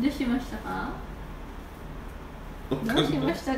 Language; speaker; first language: Japanese; non-native, learner; Filipino